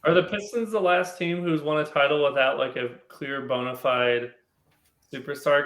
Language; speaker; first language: English; native; English